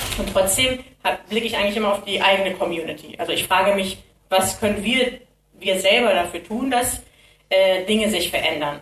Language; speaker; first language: German; early bilingual, other home language; Kurdish